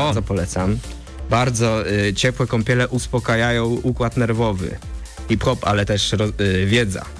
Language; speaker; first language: Polish; native; Polish